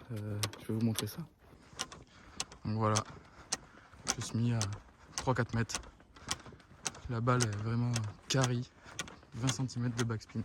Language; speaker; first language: French; native; French